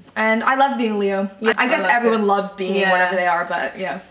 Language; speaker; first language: English; native; English